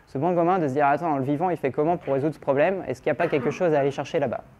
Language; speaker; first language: French; native; French